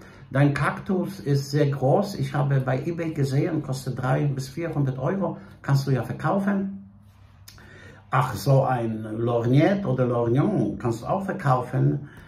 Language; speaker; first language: German; non-native, fluent; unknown